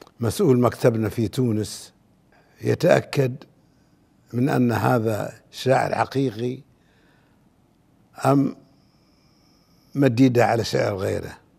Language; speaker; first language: Arabic; native; Arabic